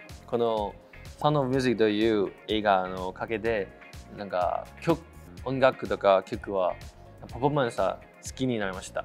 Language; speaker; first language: Japanese; non-native, fluent; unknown